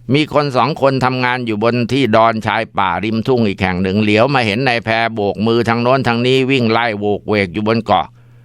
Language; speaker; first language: Thai; native; Thai